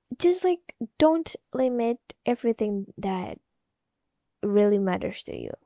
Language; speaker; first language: English; non-native, learner; Indonesian